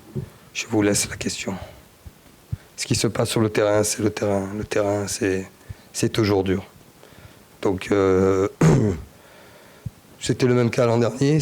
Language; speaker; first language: French; native; French